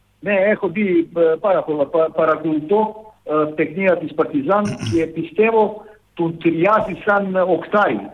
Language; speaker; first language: Greek; non-native, fluent; Serbian